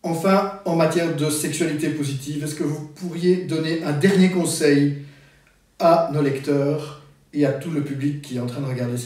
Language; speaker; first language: French; native; French